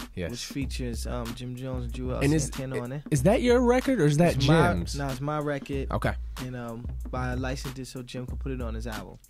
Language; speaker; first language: English; native; English